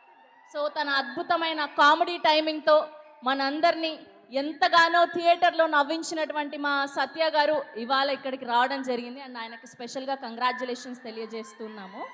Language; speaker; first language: Telugu; native; Telugu